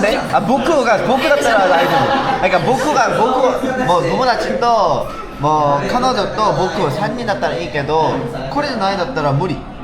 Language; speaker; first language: Japanese; non-native, learner; Korean